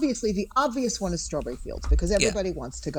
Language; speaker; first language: English; native; English